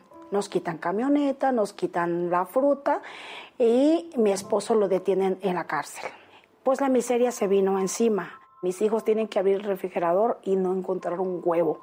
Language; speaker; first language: Spanish; native; Spanish